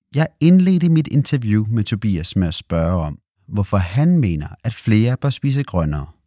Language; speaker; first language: Danish; native; Danish